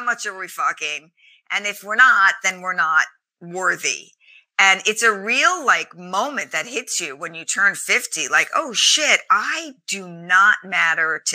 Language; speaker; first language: English; native; English